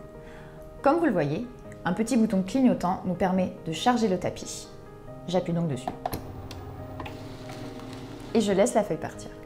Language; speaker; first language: French; native; French